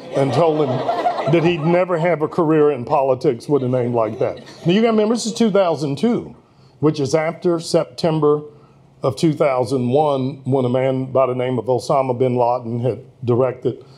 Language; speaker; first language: English; native; English